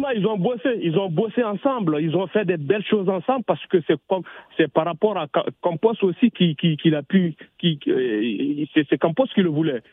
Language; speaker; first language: French; native; French